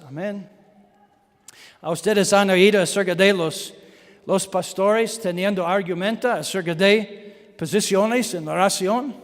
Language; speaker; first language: Spanish; non-native, learner; English